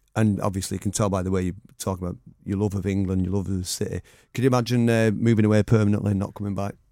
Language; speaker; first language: English; native; English